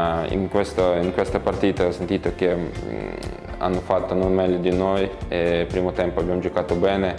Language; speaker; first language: Italian; non-native, learner; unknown